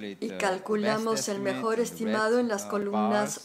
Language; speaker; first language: Spanish; non-native, learner; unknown